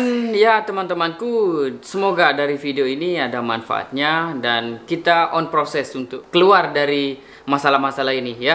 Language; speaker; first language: Indonesian; non-native, local second language; Sasak